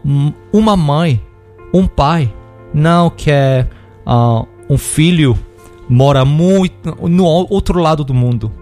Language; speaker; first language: Portuguese; non-native, learner; Korean